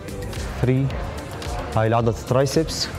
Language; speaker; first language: Arabic; native; Arabic